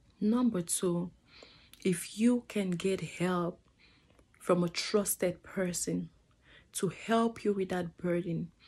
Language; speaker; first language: English; non-native, fluent; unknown